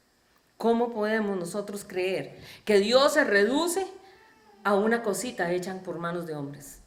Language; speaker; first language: Spanish; native; Spanish